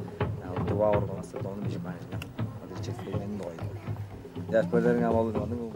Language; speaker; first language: Russian; non-native, local second language; Tuvinian